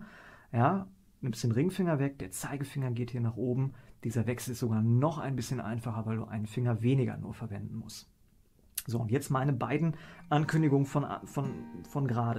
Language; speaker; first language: German; native; German